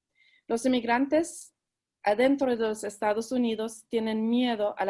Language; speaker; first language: Spanish; early bilingual, heritage; Spanish